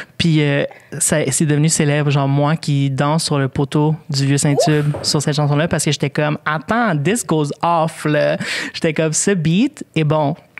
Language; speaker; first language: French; early bilingual, other home language; Spanish